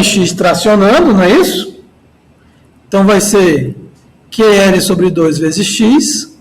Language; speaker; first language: Portuguese; native; Portuguese